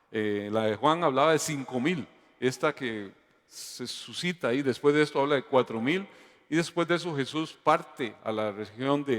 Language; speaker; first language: Spanish; native; Spanish